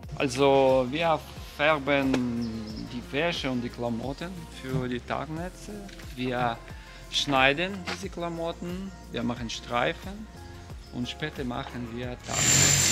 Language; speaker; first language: German; non-native, learner; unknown